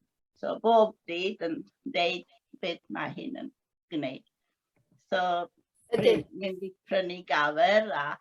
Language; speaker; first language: Welsh; non-native, learner; English